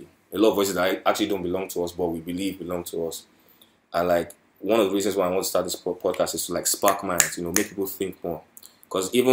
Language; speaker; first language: English; non-native, local second language; Yoruba